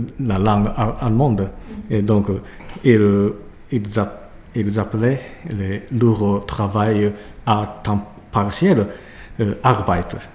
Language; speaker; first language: French; non-native, learner; Japanese